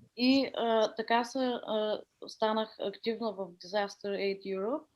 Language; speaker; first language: Bulgarian; early bilingual, heritage; Danish